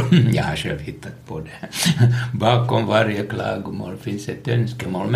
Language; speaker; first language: Swedish; non-native, local second language; Finnish